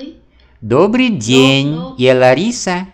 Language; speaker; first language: Russian; non-native, fluent; Vietnamese